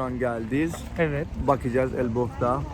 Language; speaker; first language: Turkish; non-native, learner; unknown